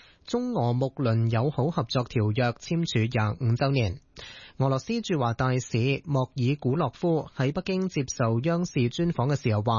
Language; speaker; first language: Cantonese; native; Cantonese